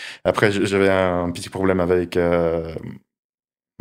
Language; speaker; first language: French; non-native, fluent; Russian